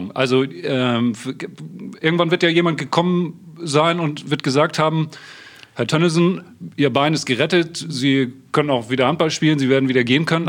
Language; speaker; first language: German; native; German